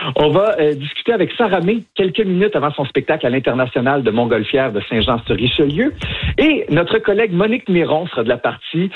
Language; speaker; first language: French; native; French